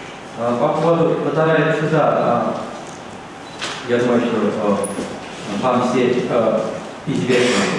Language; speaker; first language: Russian; non-native, learner; Korean